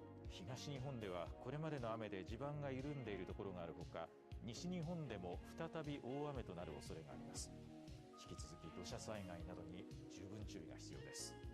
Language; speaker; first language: Japanese; native; Japanese